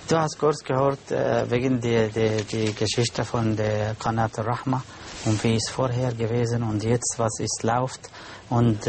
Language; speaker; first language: German; non-native, learner; Arabic